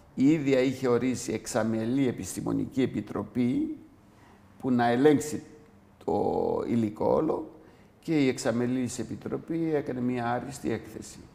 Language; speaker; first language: Greek; non-native, local second language; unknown